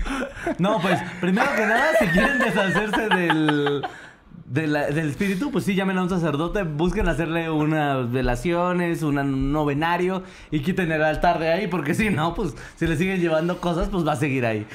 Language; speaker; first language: Spanish; native; Spanish